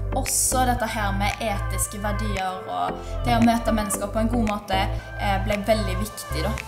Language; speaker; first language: Norwegian; native; Norwegian